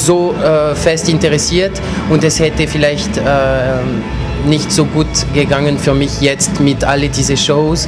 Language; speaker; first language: German; non-native, local second language; French